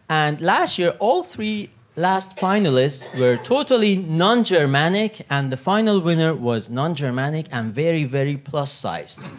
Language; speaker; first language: English; non-native, fluent; Italian